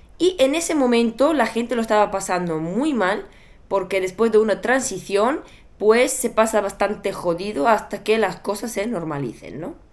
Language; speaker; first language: Spanish; non-native, fluent; Bulgarian